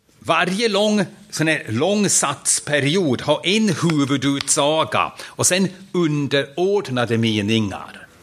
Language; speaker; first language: Swedish; non-native, fluent; German